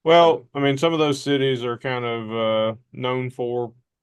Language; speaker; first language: English; native; English